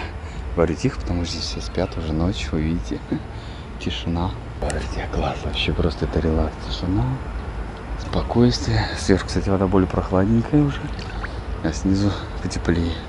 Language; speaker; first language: Russian; native; Russian